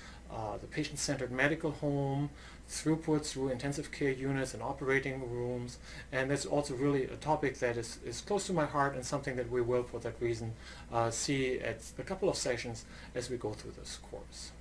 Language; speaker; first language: English; non-native, fluent; German